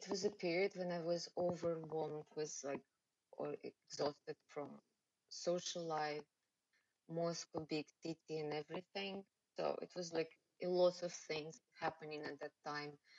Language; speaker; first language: English; non-native, learner; Russian